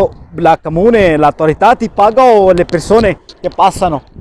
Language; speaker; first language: Italian; non-native, learner; Urdu